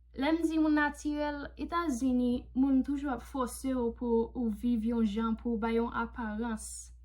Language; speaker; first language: Haitian Creole; non-native, fluent; English